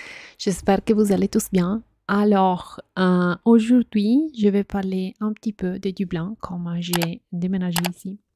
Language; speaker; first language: French; non-native, fluent; Italian